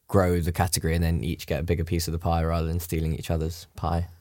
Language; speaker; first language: English; native; English